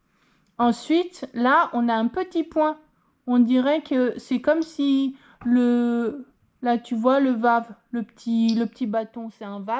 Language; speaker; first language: French; native; French